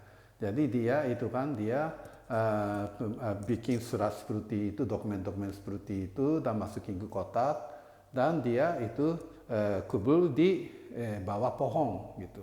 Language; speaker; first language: Indonesian; non-native, fluent; Japanese